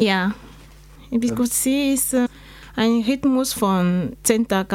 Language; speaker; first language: German; non-native, learner; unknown